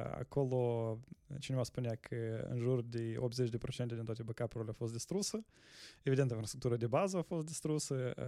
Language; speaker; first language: Romanian; non-native, local second language; Russian